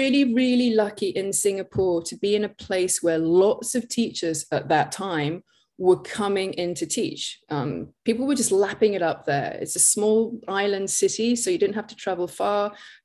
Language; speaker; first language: English; native; English